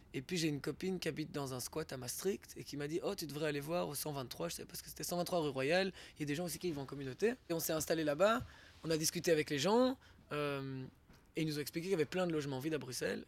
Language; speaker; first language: French; native; French